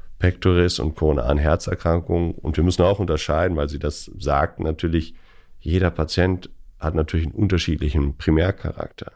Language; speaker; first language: German; native; German